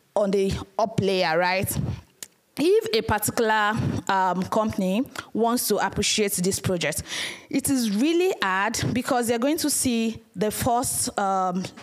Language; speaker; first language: English; non-native, local second language; Yoruba